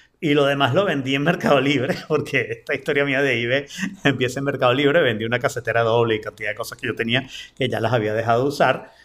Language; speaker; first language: Spanish; native; Spanish